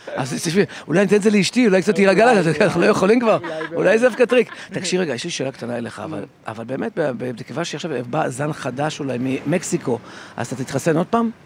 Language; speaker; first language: Hebrew; native; Hebrew